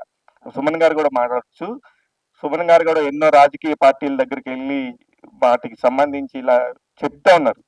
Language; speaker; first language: Telugu; native; Telugu